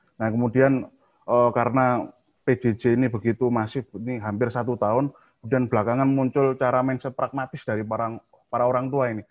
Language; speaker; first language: Indonesian; native; Indonesian